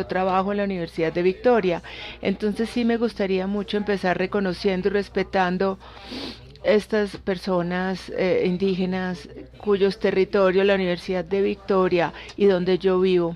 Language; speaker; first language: Spanish; non-native, fluent; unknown